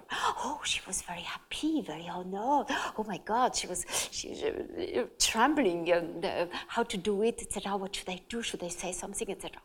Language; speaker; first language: English; non-native, fluent; French